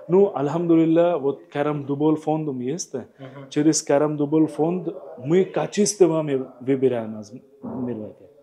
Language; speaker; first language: Russian; non-native, learner; Hindi